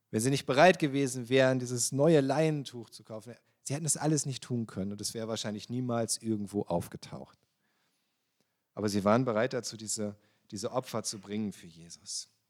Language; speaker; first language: German; native; German